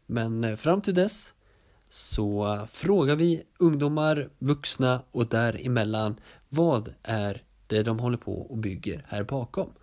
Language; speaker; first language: Swedish; native; Swedish